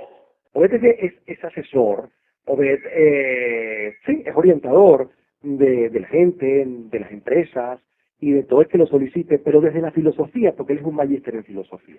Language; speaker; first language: Spanish; native; Spanish